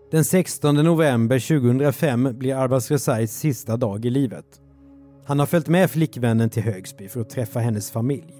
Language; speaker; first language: Swedish; native; Swedish